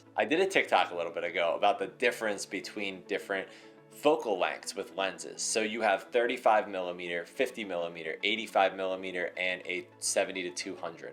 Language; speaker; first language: English; native; English